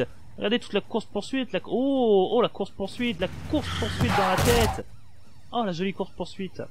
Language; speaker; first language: French; native; French